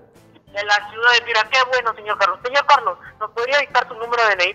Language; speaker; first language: Spanish; native; Spanish